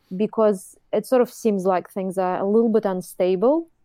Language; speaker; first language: English; non-native, fluent; Russian